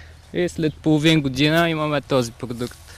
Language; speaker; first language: Bulgarian; native; Bulgarian